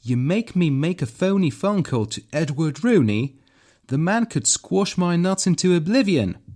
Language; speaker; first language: English; non-native, fluent; Polish